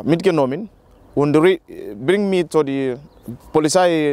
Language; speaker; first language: German; non-native, learner; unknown